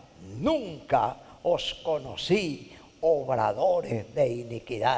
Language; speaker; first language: Spanish; native; Spanish